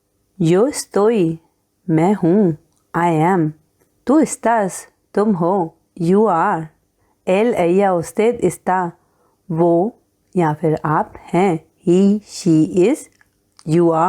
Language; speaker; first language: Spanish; non-native, fluent; Hindi